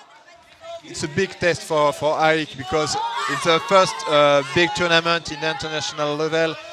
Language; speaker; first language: English; non-native, learner; French